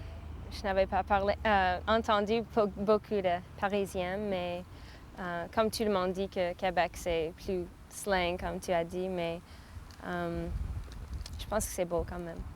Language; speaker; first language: French; non-native, fluent; English